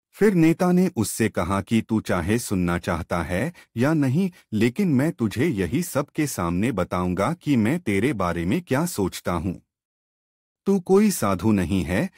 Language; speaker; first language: Hindi; non-native, local second language; Gujarati